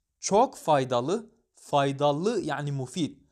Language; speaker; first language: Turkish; non-native, fluent; Arabic